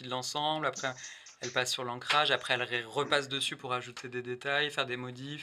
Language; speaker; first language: French; native; French